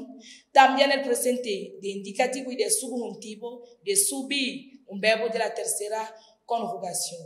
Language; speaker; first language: Spanish; non-native, fluent; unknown